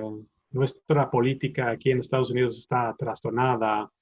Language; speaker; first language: Spanish; non-native, fluent; English